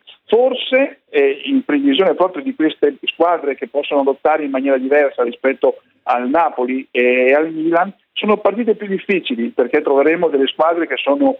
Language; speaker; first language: Italian; native; Italian